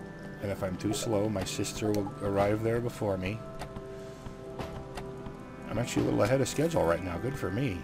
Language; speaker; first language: English; native; English